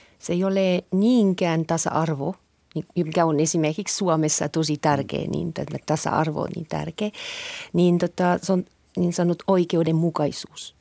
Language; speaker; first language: Finnish; non-native, fluent; French